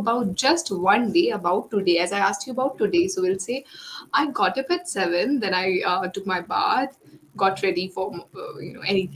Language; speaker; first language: English; non-native, local second language; Hindi